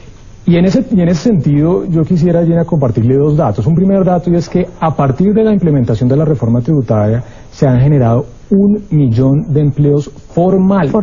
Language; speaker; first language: Spanish; native; Spanish